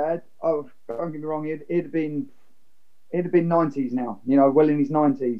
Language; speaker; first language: English; native; English